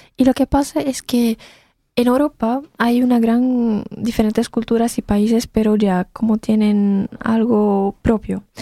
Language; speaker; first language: Spanish; non-native, fluent; Arabic